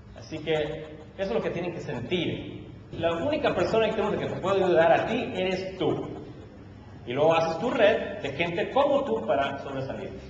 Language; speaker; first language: Spanish; early bilingual, heritage; Spanish